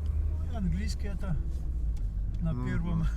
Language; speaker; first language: Russian; non-native, local second language; Ukrainian